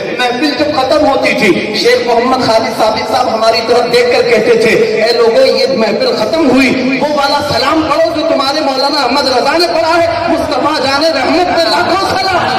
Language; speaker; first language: Urdu; native; Urdu